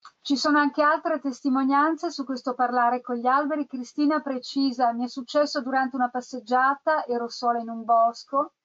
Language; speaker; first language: Italian; native; Italian